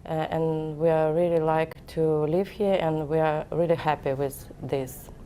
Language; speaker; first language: English; non-native, learner; Ukrainian